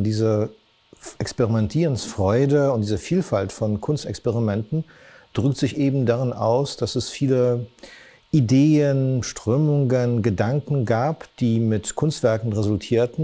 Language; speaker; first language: German; non-native, fluent; Polish